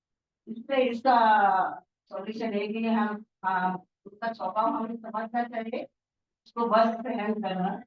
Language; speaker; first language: Hindi; non-native, local second language; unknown